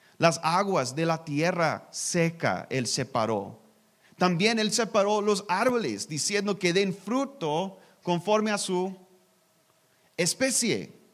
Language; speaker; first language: Spanish; non-native, learner; English